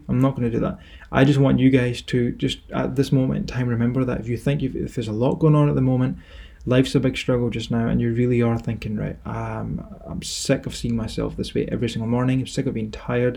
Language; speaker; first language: English; native; English